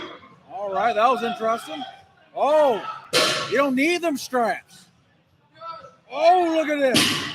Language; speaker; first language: English; native; English